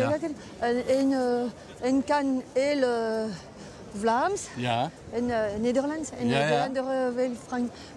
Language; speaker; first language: Dutch; non-native, local second language; French